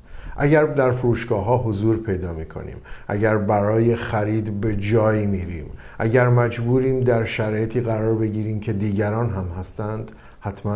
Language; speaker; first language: Persian; native; Persian